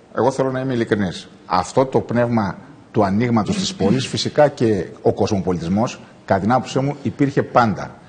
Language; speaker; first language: Greek; native; Greek